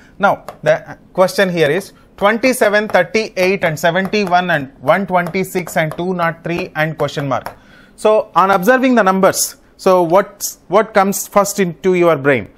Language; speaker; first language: English; non-native, local second language; Telugu